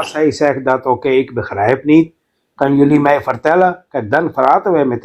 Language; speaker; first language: Dutch; non-native, fluent; Urdu